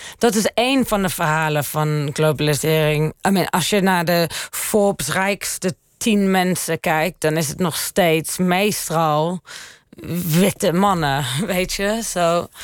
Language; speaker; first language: Dutch; early bilingual, heritage; Dutch